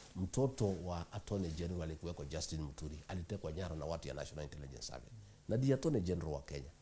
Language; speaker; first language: Swahili; non-native, local second language; Kikuyu